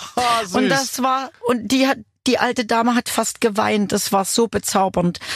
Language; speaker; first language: German; native; German